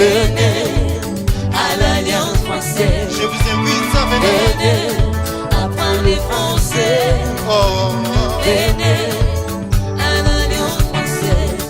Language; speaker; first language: French; non-native, learner; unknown